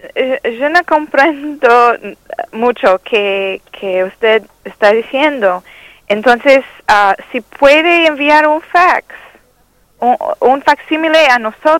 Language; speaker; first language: Spanish; non-native, learner; English